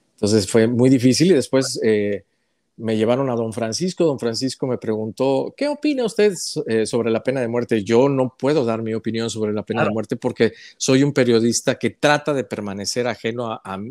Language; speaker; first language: Spanish; native; Spanish